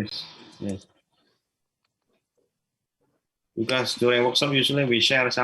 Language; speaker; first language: English; non-native, learner; Malay